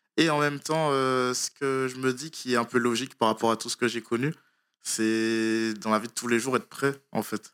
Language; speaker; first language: French; native; French